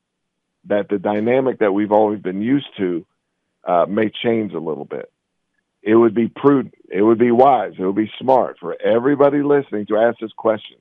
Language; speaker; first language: English; native; English